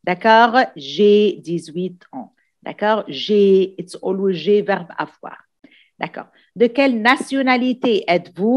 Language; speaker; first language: French; non-native, fluent; Arabic